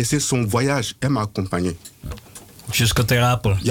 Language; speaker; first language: French; non-native, learner; Dutch